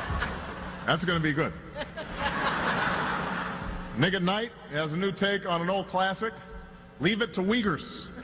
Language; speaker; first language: English; native; English